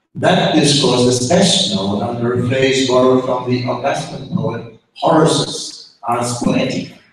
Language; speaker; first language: English; non-native, fluent; German